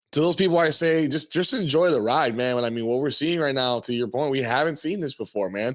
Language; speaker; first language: English; native; English